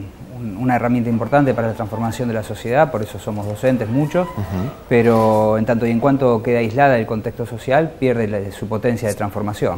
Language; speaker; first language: Spanish; native; Spanish